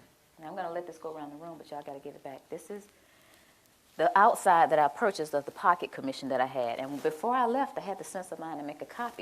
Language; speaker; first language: English; native; English